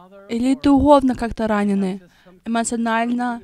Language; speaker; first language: Russian; non-native, fluent; English